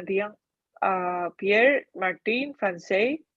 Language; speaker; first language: French; non-native, learner; Chinese